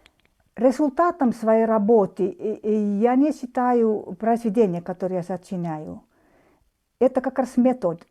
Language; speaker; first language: Russian; non-native, fluent; Finnish